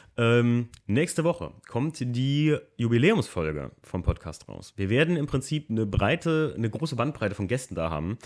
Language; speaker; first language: German; native; German